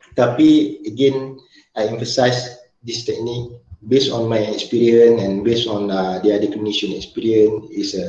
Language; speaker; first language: English; non-native, local second language; Malay